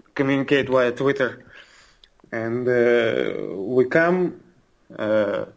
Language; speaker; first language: English; non-native, fluent; Russian